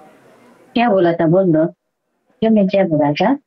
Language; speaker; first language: Hindi; non-native, local second language; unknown